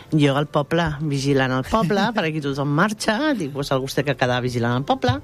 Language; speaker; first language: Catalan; non-native, local second language; Spanish